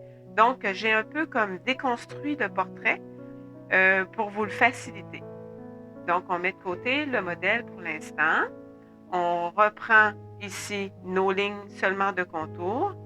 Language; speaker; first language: French; native; French